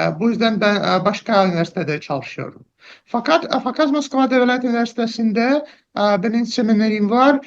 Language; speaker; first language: Turkish; non-native, learner; Russian